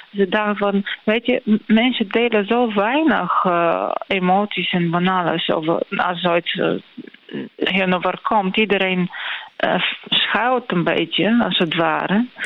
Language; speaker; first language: Dutch; non-native, fluent; Bulgarian